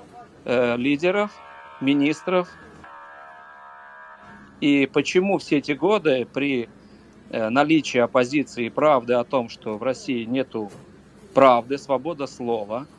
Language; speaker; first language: Russian; native; Russian